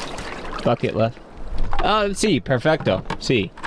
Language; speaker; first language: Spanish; non-native, learner; English